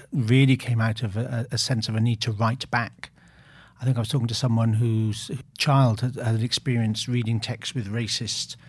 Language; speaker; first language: English; native; English